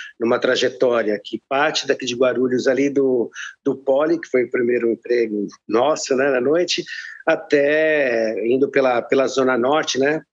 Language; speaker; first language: Portuguese; native; Portuguese